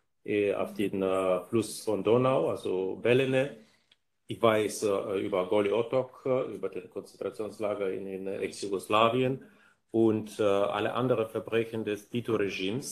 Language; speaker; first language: German; non-native, fluent; Bulgarian